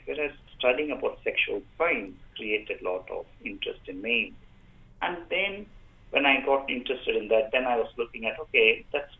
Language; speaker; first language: English; non-native, local second language; Tamil